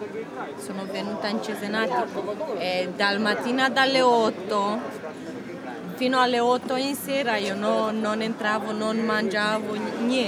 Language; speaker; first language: Italian; non-native, learner; Romanian